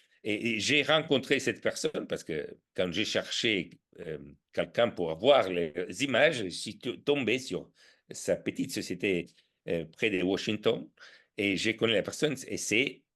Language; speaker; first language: French; non-native, fluent; Italian